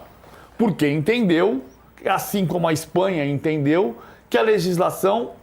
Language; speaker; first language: Portuguese; native; Portuguese